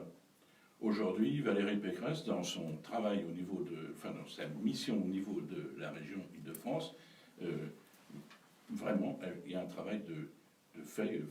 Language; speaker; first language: French; native; French